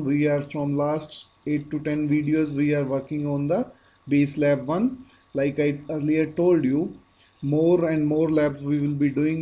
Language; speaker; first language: English; non-native, local second language; Hindi